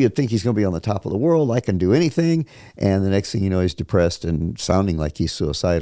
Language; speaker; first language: English; native; English